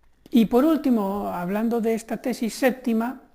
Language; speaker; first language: Spanish; native; Spanish